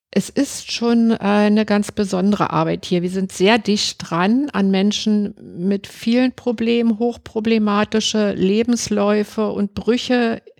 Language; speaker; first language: German; native; German